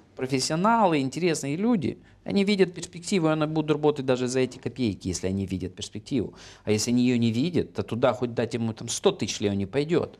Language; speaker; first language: Russian; native; Russian